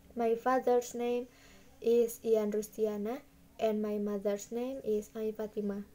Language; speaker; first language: English; non-native, learner; Indonesian